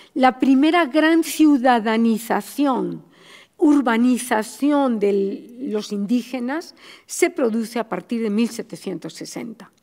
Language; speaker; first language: Spanish; native; Spanish